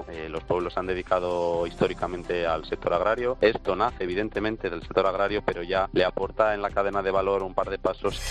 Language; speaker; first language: Spanish; native; Spanish